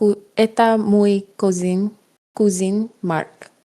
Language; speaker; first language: Russian; non-native, learner; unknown